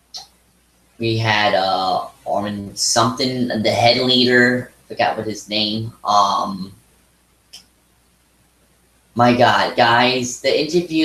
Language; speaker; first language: English; native; English